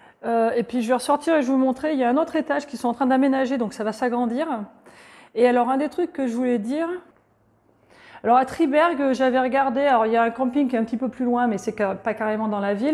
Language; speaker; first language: French; native; French